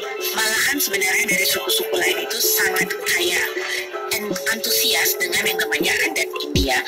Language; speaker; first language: Indonesian; native; Indonesian